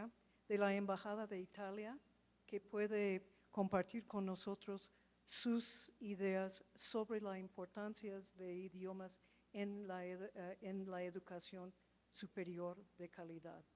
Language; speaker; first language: Spanish; non-native, fluent; English